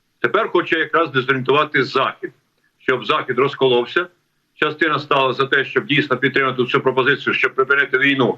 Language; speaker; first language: Ukrainian; native; Ukrainian